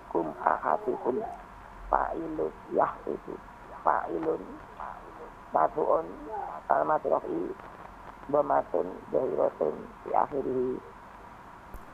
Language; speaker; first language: Arabic; non-native, learner; Indonesian